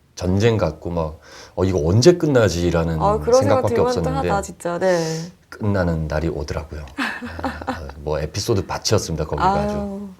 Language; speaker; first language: Korean; native; Korean